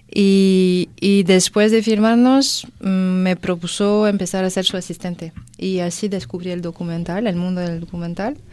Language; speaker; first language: Spanish; non-native, fluent; French